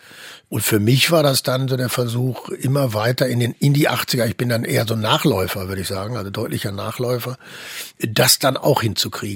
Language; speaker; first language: German; native; German